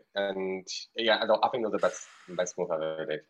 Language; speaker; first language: English; non-native, fluent; Polish